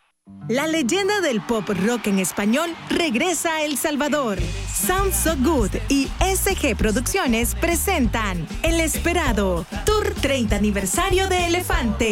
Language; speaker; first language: Spanish; native; Spanish